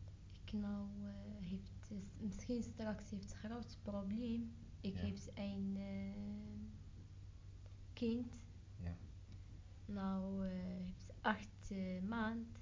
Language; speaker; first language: Dutch; non-native, learner; Arabic